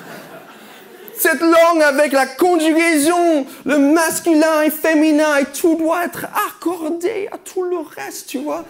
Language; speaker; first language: French; non-native, fluent; English